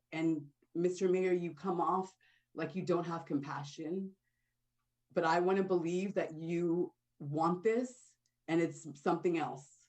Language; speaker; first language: English; native; English